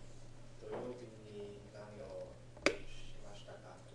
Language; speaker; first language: Japanese; non-native, learner; English